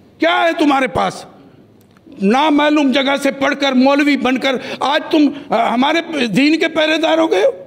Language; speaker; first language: Urdu; non-native, local second language; Sindhi